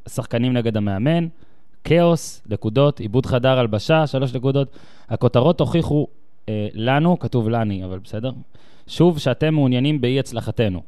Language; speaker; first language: Hebrew; native; Hebrew